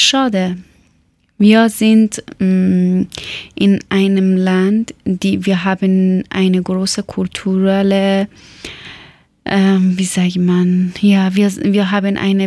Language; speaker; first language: German; non-native, learner; Persian